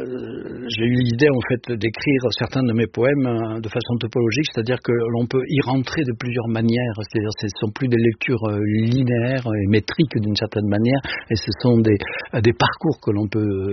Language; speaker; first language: French; native; French